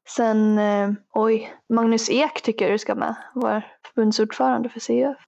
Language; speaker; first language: Swedish; native; Swedish